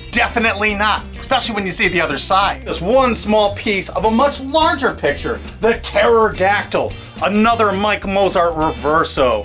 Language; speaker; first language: English; native; English